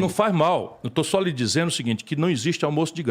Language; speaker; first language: Portuguese; native; Portuguese